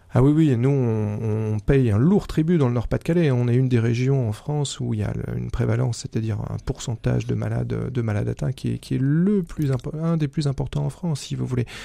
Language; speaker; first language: French; native; French